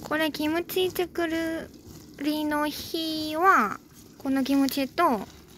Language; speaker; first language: Japanese; non-native, fluent; Korean